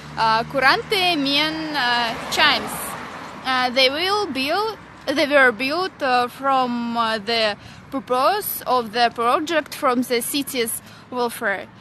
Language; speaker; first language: English; non-native, learner; Russian